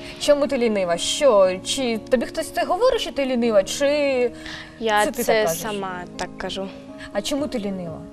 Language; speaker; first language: Ukrainian; native; Ukrainian